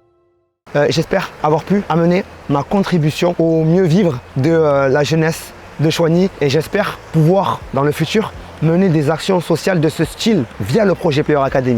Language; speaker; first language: French; native; French